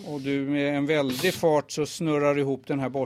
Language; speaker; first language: Swedish; native; Swedish